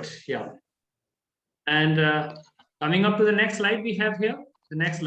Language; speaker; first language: English; non-native, local second language; Hindi